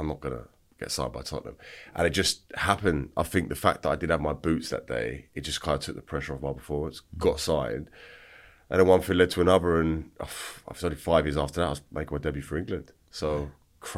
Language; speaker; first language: English; native; English